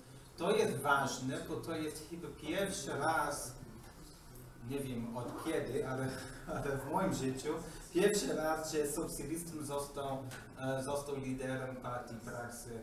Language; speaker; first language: Polish; non-native, learner; English